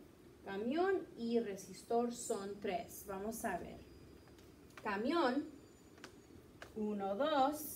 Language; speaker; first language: Spanish; early bilingual, heritage; Spanish